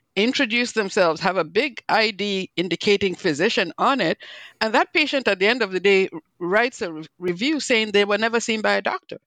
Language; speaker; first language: English; non-native, local second language; Igbo